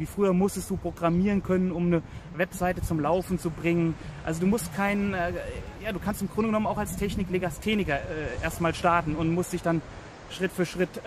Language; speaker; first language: German; native; German